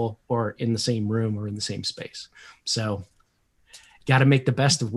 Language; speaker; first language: English; early bilingual, other home language; Portuguese